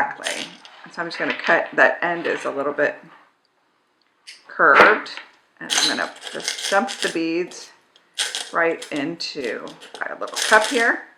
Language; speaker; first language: English; native; English